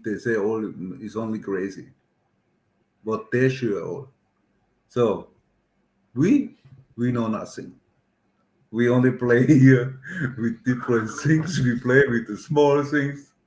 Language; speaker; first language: English; non-native, learner; German